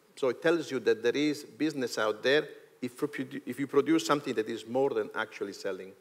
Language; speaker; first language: English; non-native, fluent; Italian